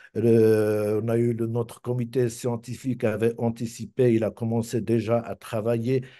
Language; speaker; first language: French; non-native, local second language; Arabic